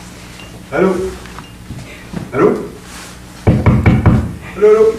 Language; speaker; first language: French; native; French